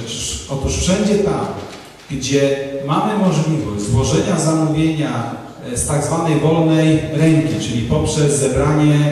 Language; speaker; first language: Polish; native; Polish